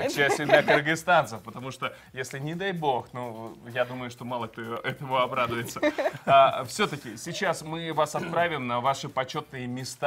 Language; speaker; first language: Russian; native; Russian